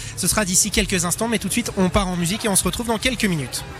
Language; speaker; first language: French; native; French